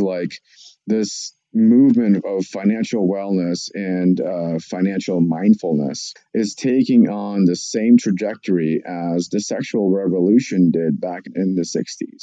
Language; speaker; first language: English; non-native, fluent; Russian